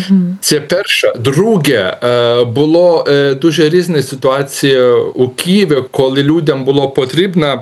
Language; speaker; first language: Ukrainian; non-native, learner; Lithuanian